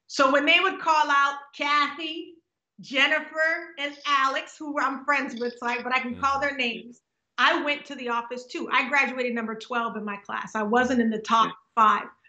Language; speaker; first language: English; native; English